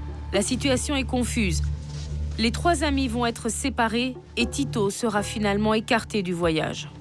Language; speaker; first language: French; native; French